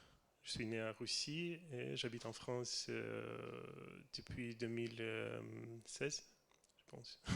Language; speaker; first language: French; non-native, learner; Russian